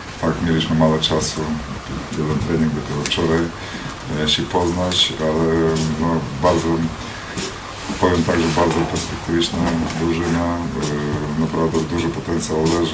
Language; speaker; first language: Polish; non-native, fluent; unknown